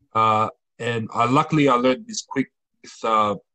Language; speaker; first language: English; native; English